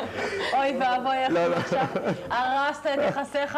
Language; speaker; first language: Hebrew; native; Hebrew